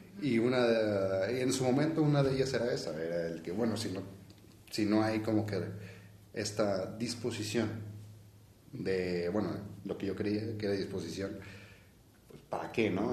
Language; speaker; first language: Spanish; native; Spanish